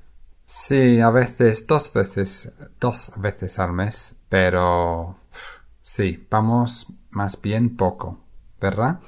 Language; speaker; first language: Spanish; non-native, fluent; English